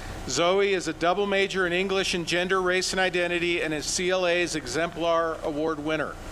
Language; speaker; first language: English; native; English